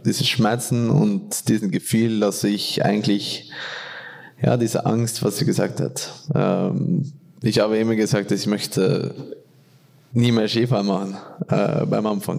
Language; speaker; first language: German; non-native, fluent; Norwegian